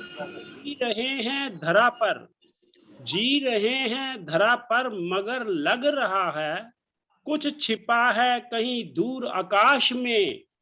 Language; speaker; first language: Hindi; native; Hindi